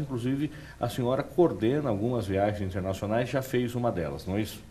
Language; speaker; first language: Portuguese; native; Portuguese